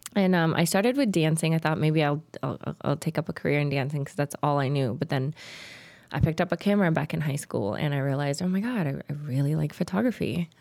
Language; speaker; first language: English; early bilingual, other home language; Tajik